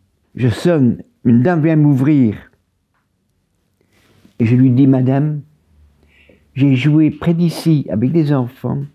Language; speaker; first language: French; native; French